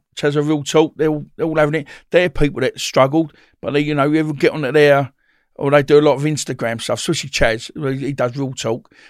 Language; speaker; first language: English; native; English